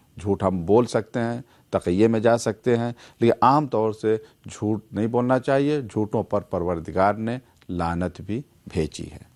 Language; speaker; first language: Urdu; native; Urdu